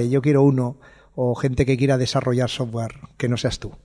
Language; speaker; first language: Spanish; native; Spanish